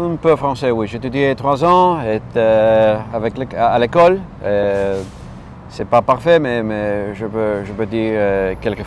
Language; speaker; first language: French; non-native, learner; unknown